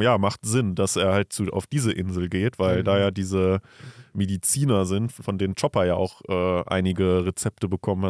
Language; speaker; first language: German; native; German